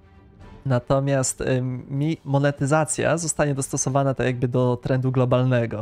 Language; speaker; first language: Polish; native; Polish